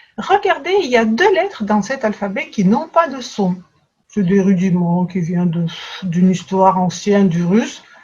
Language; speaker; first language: French; non-native, fluent; Russian